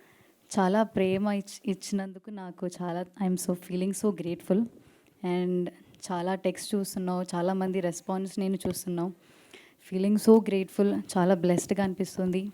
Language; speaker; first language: Telugu; non-native, learner; Malayalam